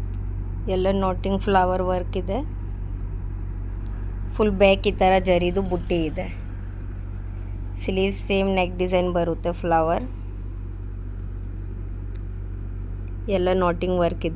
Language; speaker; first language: Kannada; non-native, local second language; Urdu